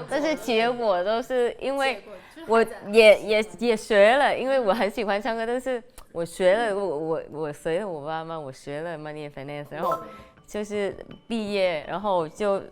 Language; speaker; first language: Chinese; non-native, learner; Vietnamese